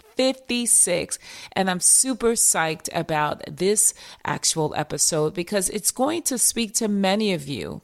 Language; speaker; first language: English; native; English